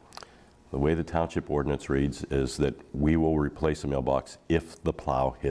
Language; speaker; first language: English; native; English